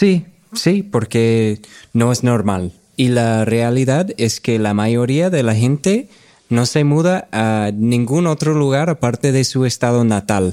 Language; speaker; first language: Spanish; non-native, fluent; English